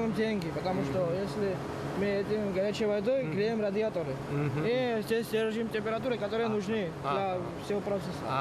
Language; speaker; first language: Russian; non-native, local second language; Georgian